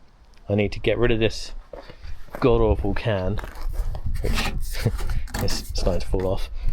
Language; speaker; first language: English; native; English